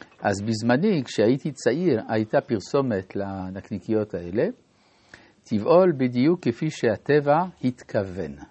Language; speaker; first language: Hebrew; non-native, fluent; French